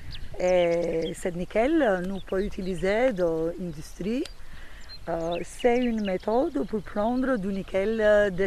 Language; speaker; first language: French; non-native, fluent; Albanian